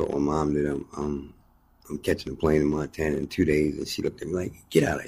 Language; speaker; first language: English; native; English